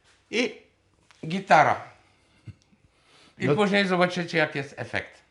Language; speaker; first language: Polish; non-native, fluent; Bulgarian